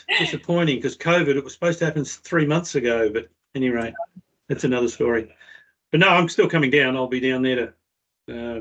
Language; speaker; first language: English; native; English